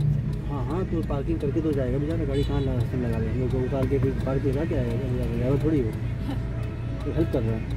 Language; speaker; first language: Hindi; native; Hindi